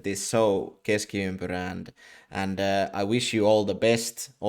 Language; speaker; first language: English; non-native, fluent; Finnish